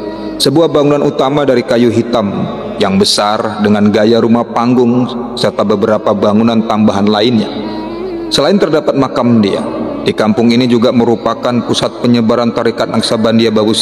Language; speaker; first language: Indonesian; native; Indonesian